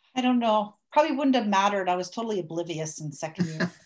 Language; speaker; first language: English; native; English